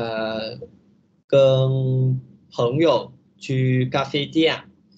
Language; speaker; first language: Chinese; non-native, learner; Vietnamese